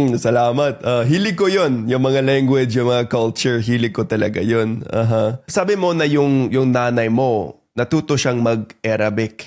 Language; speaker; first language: Filipino; non-native, fluent; English